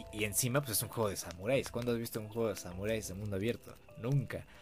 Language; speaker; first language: Spanish; native; Spanish